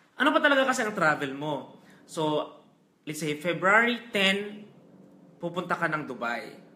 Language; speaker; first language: Filipino; non-native, local second language; Hiligaynon